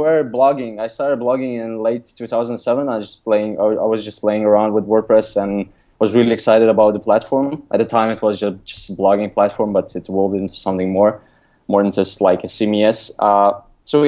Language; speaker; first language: English; non-native, fluent; Lithuanian